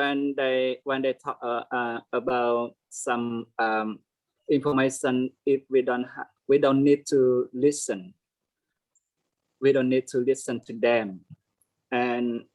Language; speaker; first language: English; non-native, learner; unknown